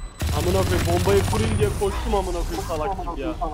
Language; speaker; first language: Turkish; native; Turkish